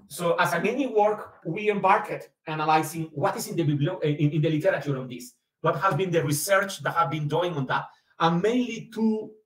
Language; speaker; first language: English; non-native, fluent; Spanish